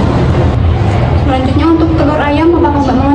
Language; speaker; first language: Indonesian; native; Indonesian